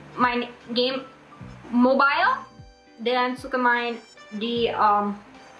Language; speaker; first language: Indonesian; non-native, learner; English